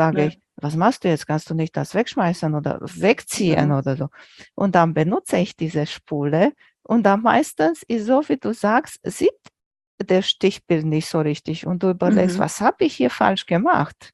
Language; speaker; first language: German; non-native, fluent; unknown